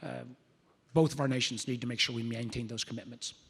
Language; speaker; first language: English; native; English